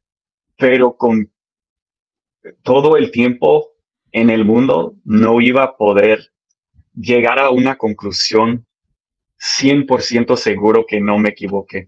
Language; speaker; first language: Spanish; early bilingual, heritage; English